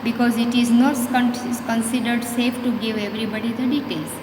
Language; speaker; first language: English; non-native, local second language; Gujarati